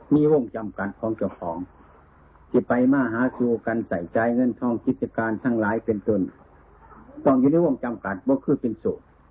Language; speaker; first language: Thai; native; Thai